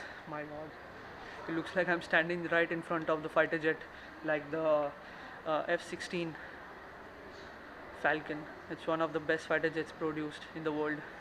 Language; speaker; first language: English; non-native, fluent; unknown